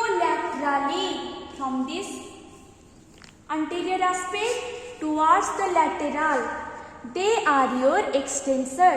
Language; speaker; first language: English; non-native, local second language; Hindi